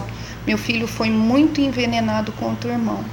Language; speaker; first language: Portuguese; native; Portuguese